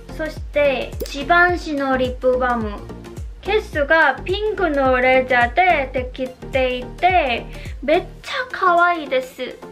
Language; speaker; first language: Japanese; non-native, learner; Korean